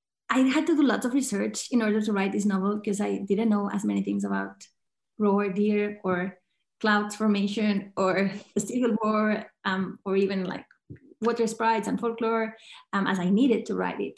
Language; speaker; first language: English; non-native, fluent; Catalan